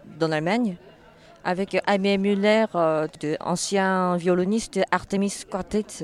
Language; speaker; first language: French; non-native, learner; Korean